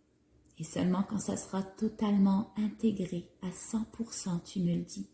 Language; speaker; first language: French; native; French